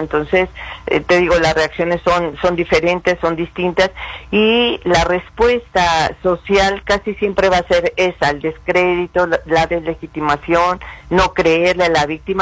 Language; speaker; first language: Spanish; native; Spanish